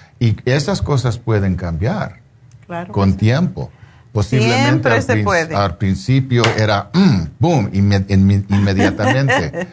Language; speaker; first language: Spanish; non-native, fluent; English